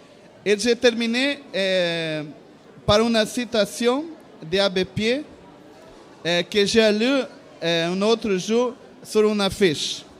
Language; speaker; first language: French; non-native, learner; Portuguese